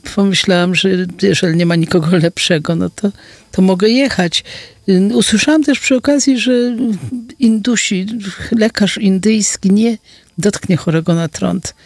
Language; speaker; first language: Polish; native; Polish